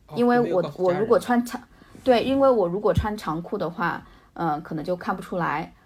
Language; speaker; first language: Chinese; native; Chinese